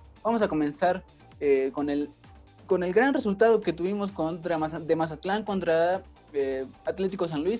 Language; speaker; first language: Spanish; native; Spanish